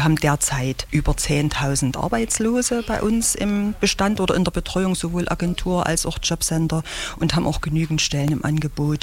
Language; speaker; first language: German; native; German